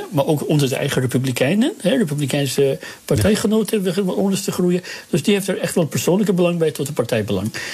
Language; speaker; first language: Dutch; non-native, fluent; Persian